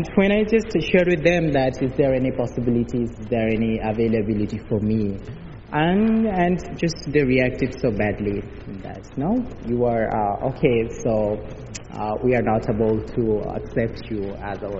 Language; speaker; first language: English; non-native, local second language; Bangla